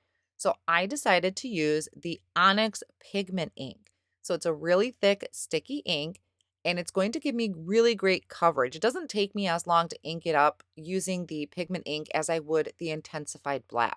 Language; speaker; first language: English; native; English